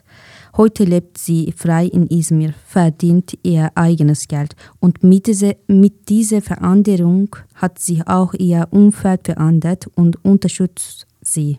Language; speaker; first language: German; non-native, fluent; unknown